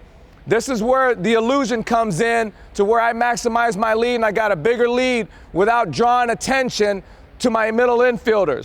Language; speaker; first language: English; native; English